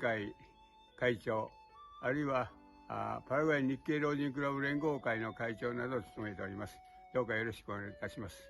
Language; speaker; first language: Japanese; native; Japanese